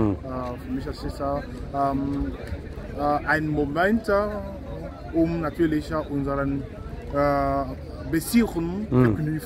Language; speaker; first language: German; non-native, fluent; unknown